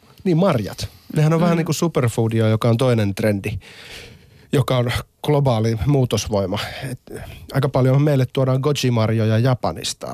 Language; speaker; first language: Finnish; native; Finnish